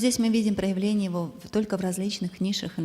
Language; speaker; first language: Russian; native; Russian